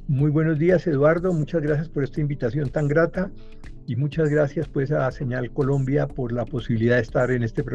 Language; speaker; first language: Spanish; native; Spanish